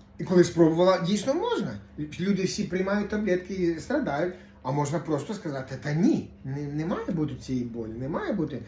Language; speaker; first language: Ukrainian; native; Ukrainian